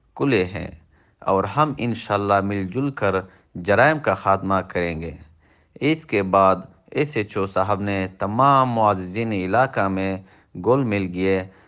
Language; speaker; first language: Urdu; non-native, local second language; Saraiki